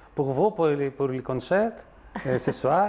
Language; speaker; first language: French; non-native, learner; Greek